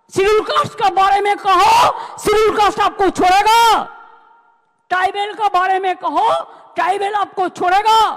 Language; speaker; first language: Hindi; non-native, local second language; Bangla